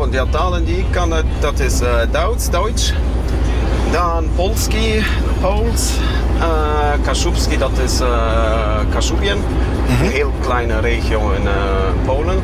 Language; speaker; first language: Dutch; non-native, fluent; Kashubian